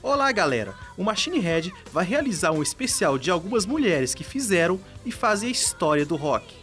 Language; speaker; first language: Portuguese; native; Portuguese